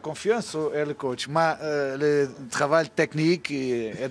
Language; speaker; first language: French; non-native, learner; Portuguese